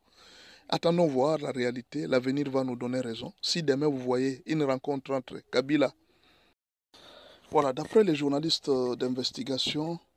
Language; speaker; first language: French; non-native, local second language; Lingala